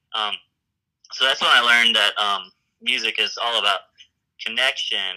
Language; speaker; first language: English; native; English